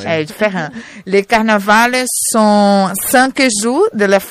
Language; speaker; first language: French; non-native, learner; Portuguese